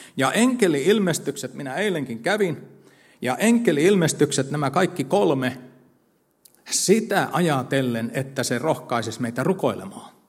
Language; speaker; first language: Finnish; native; Finnish